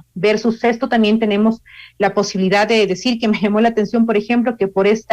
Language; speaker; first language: Spanish; native; Spanish